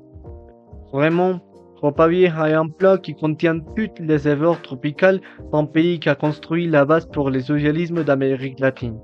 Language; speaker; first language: French; non-native, learner; Spanish